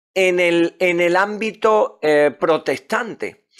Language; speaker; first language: Spanish; native; Spanish